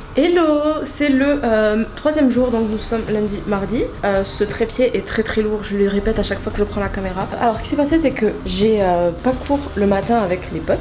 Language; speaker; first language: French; native; French